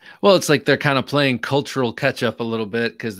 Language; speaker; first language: English; native; English